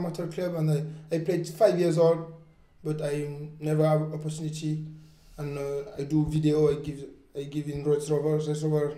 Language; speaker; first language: English; non-native, learner; French